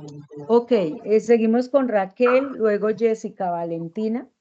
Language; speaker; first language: Spanish; native; Spanish